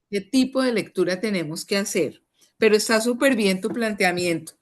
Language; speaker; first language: Spanish; native; Spanish